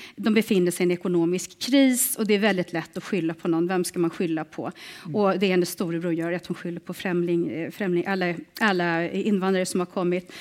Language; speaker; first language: Swedish; native; Swedish